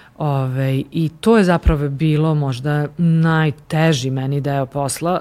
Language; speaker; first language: Serbian; native; Serbian